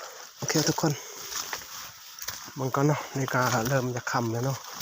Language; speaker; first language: Thai; non-native, local second language; Northeastern Thai